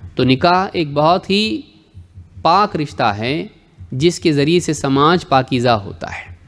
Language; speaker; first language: Urdu; native; Urdu